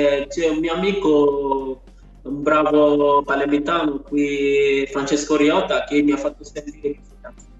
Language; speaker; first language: Italian; non-native, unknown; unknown